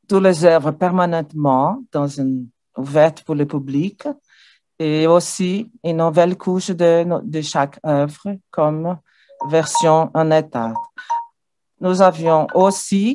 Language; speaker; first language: French; non-native, learner; Portuguese